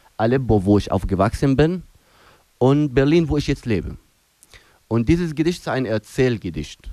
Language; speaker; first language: German; non-native, fluent; Arabic